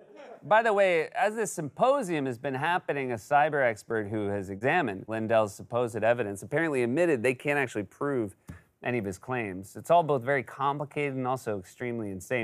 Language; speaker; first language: English; native; English